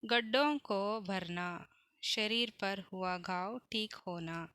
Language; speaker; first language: Hindi; non-native, local second language; Kannada